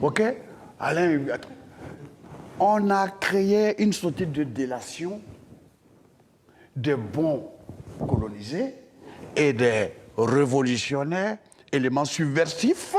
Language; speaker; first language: French; non-native, local second language; Dyula